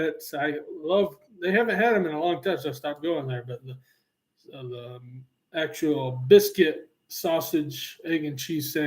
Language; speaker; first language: English; native; English